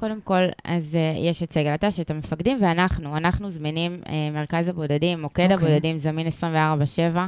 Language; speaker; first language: Hebrew; native; Hebrew